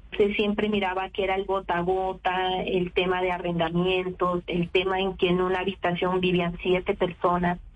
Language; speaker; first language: Spanish; native; Spanish